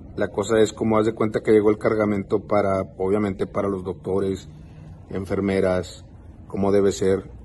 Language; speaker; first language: Spanish; early bilingual, heritage; Spanish